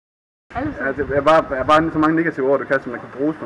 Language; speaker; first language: Danish; native; Danish